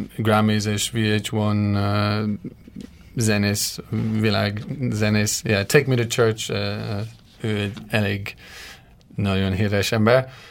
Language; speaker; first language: Hungarian; non-native, learner; English